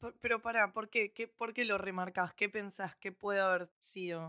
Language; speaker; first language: Spanish; native; Spanish